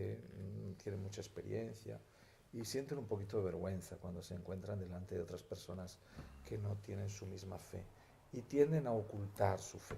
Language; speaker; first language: Spanish; native; Spanish